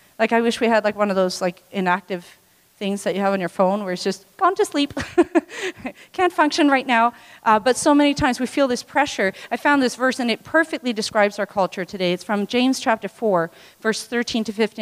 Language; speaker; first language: English; non-native, local second language; Swedish